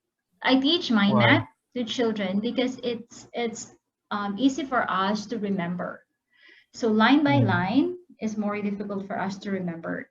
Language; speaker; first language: English; non-native, local second language; Filipino